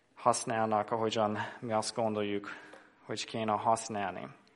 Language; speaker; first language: Hungarian; non-native, fluent; English